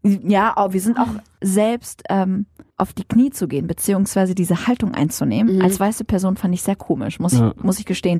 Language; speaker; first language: German; early bilingual, other home language; Arabic